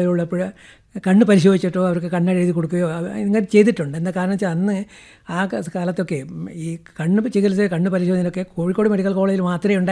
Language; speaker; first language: Malayalam; non-native, local second language; Kannada